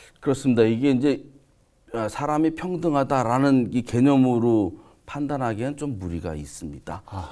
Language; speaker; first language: Korean; native; Korean